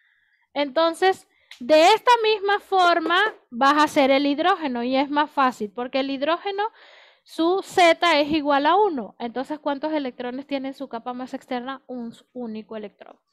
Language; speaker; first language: Spanish; native; Spanish